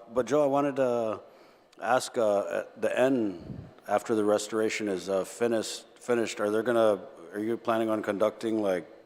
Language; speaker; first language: English; early bilingual, other home language; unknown